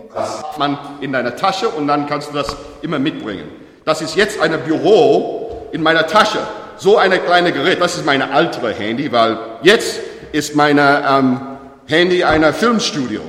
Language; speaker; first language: German; non-native, learner; English